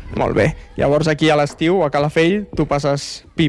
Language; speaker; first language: Catalan; native; Catalan